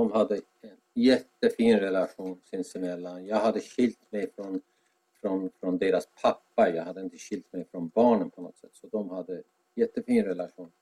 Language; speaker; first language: Swedish; non-native, fluent; Azerbaijani